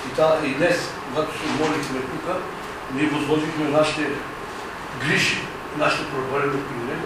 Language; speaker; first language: Bulgarian; non-native, local second language; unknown